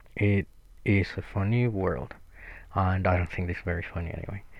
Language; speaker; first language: English; non-native, fluent; Spanish